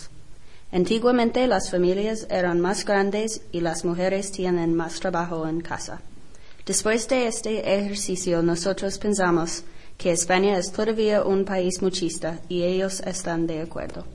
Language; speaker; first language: Spanish; non-native, learner; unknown